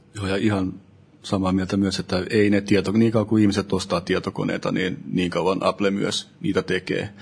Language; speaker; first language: Finnish; native; Finnish